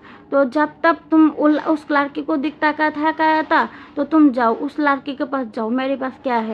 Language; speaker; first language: Hindi; non-native, learner; Bangla